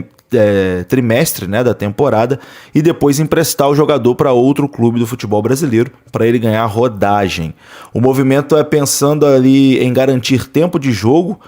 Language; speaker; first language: Portuguese; native; Portuguese